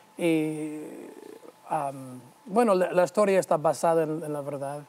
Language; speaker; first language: Spanish; non-native, fluent; English